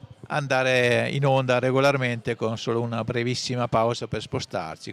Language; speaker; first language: Italian; native; Italian